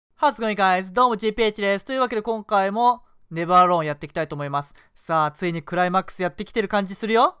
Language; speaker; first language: Japanese; native; Japanese